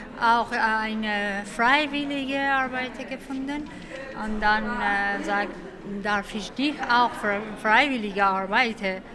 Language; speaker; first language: German; non-native, learner; Persian